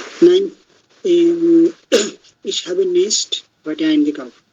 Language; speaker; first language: German; non-native, learner; Bangla